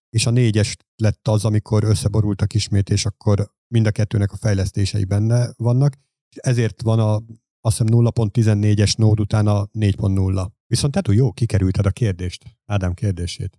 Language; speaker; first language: Hungarian; native; Hungarian